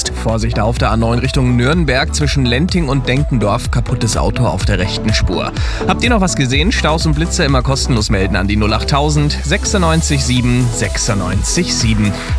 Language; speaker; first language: German; native; German